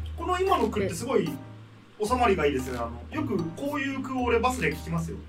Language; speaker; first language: Japanese; native; Japanese